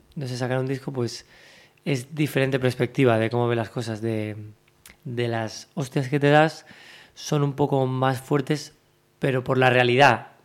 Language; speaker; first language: Spanish; native; Spanish